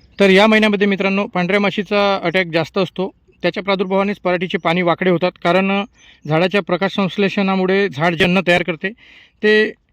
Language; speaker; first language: Marathi; native; Marathi